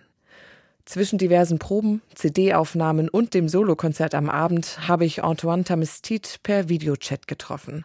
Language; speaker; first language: German; native; German